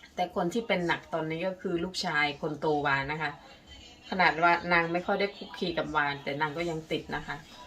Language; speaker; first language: Thai; native; Thai